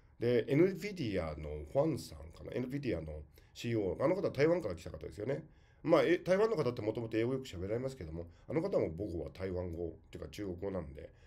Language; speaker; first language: Japanese; native; Japanese